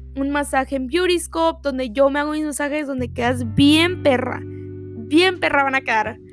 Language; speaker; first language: Spanish; early bilingual, heritage; Spanish